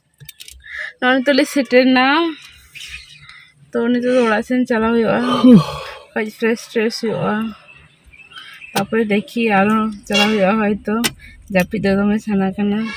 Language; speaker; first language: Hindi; non-native, local second language; Santali